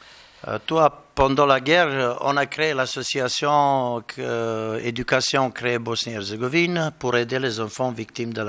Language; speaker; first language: French; non-native, learner; Bosnian